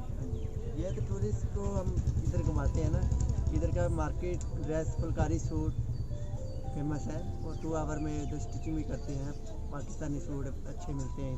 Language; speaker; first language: Hindi; non-native, local second language; Punjabi